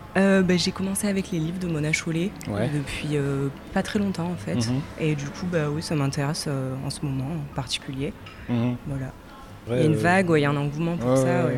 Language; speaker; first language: French; native; French